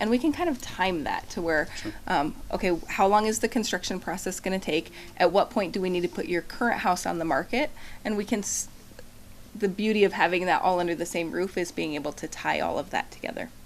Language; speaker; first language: English; native; English